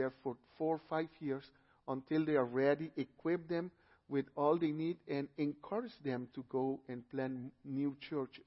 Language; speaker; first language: English; non-native, fluent; Papiamento